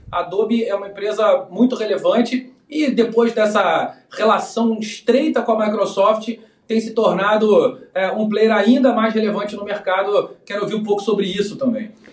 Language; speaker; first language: Portuguese; native; Portuguese